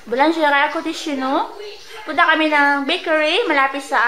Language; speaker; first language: French; non-native, learner; Filipino